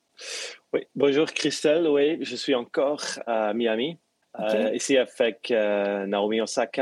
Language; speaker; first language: French; non-native, local second language; Dutch